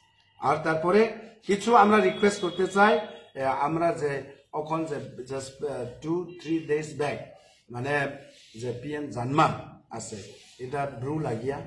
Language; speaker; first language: Bangla; non-native, local second language; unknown